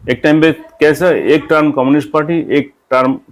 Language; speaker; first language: Hindi; non-native, local second language; Bangla